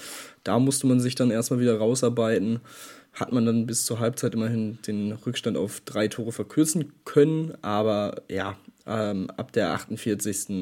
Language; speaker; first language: German; native; German